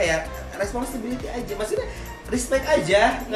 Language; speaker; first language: Indonesian; native; Indonesian